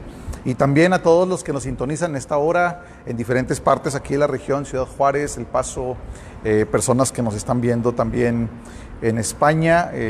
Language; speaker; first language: Spanish; native; Spanish